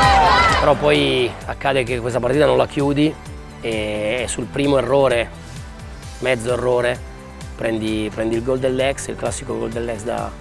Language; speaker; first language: Italian; native; Italian